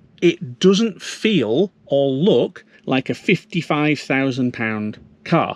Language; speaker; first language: English; native; English